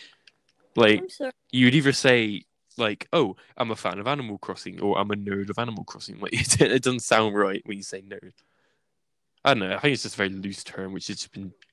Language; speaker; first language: English; native; English